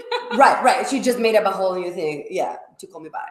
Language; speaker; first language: English; non-native, fluent; Spanish